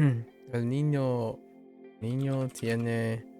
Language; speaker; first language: Spanish; non-native, learner; English